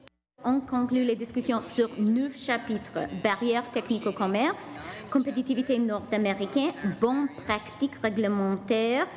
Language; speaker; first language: French; non-native, local second language; English